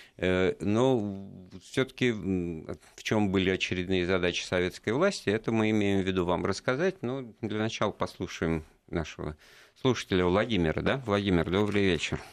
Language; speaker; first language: Russian; native; Russian